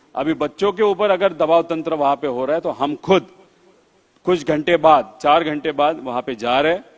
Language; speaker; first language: Hindi; non-native, local second language; Marathi